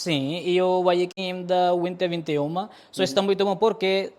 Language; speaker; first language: Portuguese; non-native, learner; Urdu